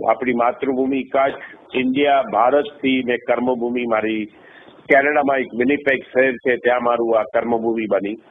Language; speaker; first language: Gujarati; non-native, local second language; Kachhi